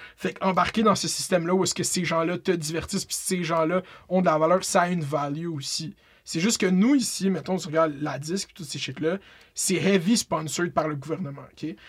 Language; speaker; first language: French; native; French